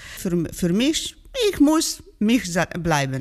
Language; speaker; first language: German; non-native, learner; Georgian